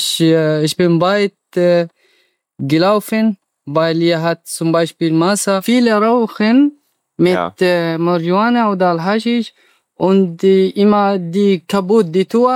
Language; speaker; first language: German; non-native, learner; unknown